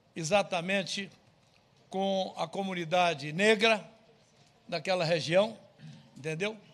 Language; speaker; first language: Portuguese; native; Portuguese